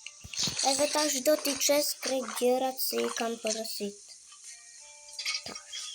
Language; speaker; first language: Albanian; early bilingual, heritage; Albanian